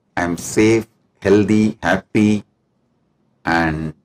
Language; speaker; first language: English; non-native, local second language; Tamil